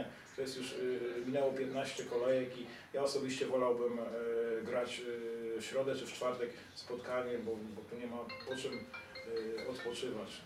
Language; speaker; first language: Polish; native; Polish